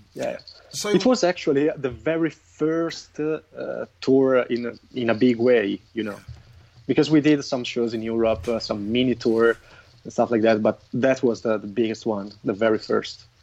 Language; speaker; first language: English; non-native, fluent; Italian